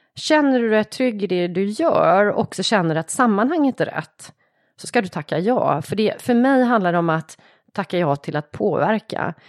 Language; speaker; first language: Swedish; native; Swedish